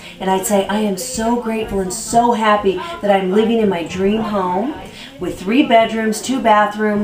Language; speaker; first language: English; native; English